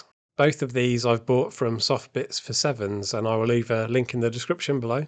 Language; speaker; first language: English; native; English